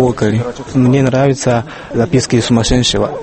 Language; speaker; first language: Russian; non-native, learner; Chinese